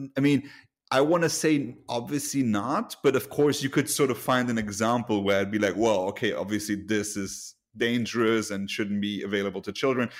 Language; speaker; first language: English; non-native, fluent; Luxembourgish